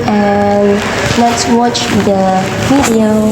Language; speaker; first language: English; non-native, learner; Indonesian